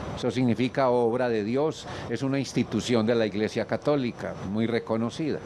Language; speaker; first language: Spanish; native; Spanish